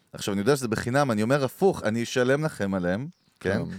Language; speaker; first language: Hebrew; native; Hebrew